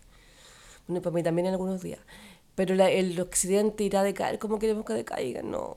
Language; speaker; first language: Spanish; native; Spanish